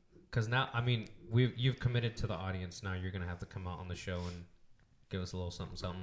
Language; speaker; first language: English; early bilingual, other home language; Spanish